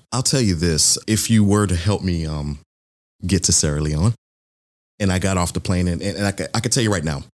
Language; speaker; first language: English; early bilingual, other home language; Yoruba